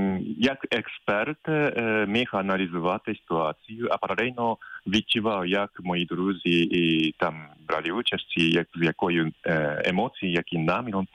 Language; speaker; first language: Ukrainian; non-native, fluent; Japanese